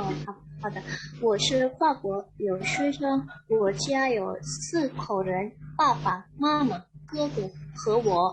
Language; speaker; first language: Chinese; non-native, learner; Indonesian